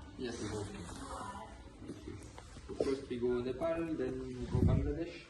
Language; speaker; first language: English; non-native, learner; Dutch